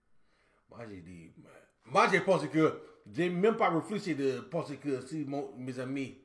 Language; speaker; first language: French; non-native, learner; English